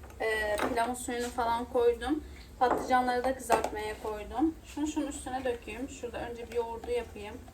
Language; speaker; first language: Turkish; non-native, local second language; Arabic